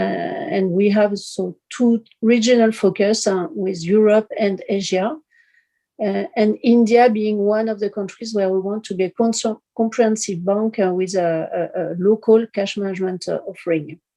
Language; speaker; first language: English; non-native, fluent; French